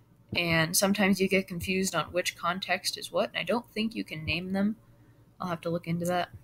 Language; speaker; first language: English; native; English